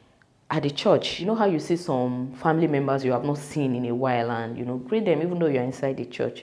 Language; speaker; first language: English; non-native, local second language; Yoruba